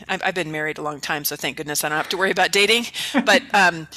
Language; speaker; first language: English; native; English